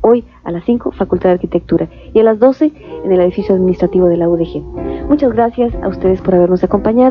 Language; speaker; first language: Spanish; native; Spanish